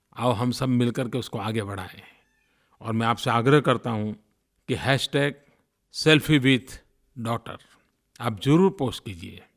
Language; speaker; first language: Hindi; non-native, local second language; Gujarati